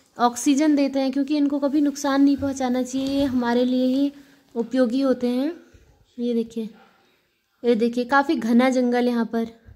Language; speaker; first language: Hindi; native; Hindi